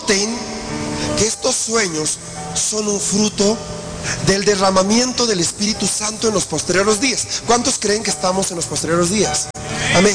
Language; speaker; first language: Spanish; native; Spanish